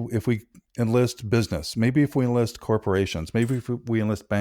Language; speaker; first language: English; native; English